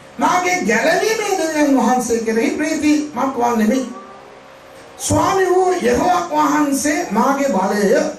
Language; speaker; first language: Sinhala; non-native, local second language; Tamil